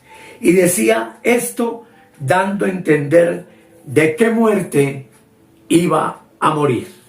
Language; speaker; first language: Spanish; native; Spanish